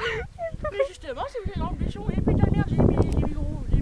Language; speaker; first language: French; native; French